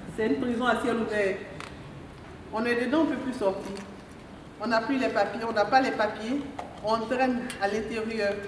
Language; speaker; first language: French; non-native, local second language; Mandingo